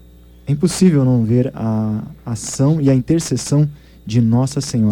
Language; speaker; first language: Portuguese; native; Portuguese